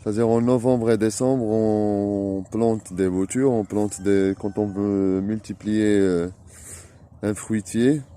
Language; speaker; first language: French; non-native, local second language; Arabic